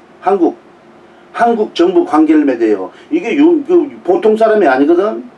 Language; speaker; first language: Korean; native; Korean